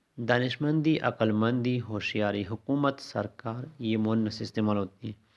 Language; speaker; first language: Urdu; non-native, local second language; Pashto